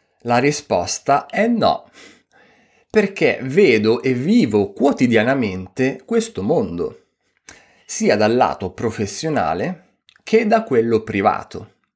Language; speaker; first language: Italian; native; Italian